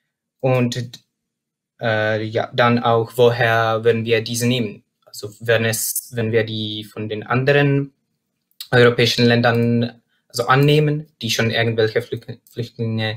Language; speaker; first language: German; non-native, fluent; Czech